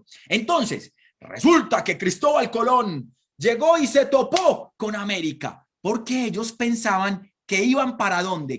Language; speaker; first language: Spanish; native; Spanish